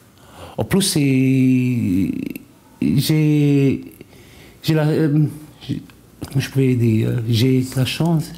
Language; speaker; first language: French; non-native, learner; Italian